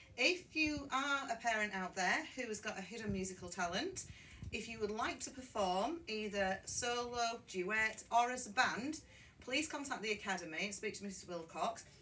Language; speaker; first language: English; native; English